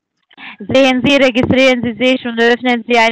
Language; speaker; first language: German; non-native, fluent; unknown